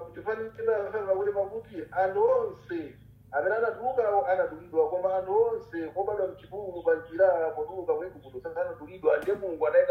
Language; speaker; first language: Nyanja; non-native, local second language; Tumbuka